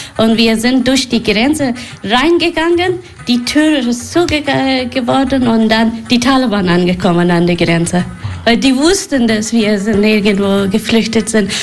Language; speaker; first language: German; non-native, learner; Persian